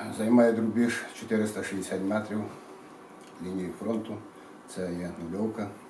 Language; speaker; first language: Ukrainian; native; Ukrainian